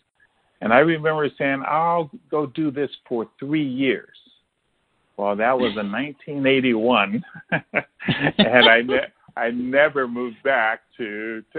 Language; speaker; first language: English; native; English